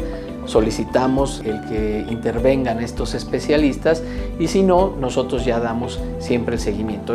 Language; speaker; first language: Spanish; native; Spanish